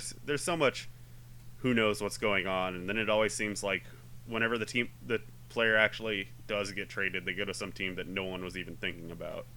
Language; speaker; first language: English; native; English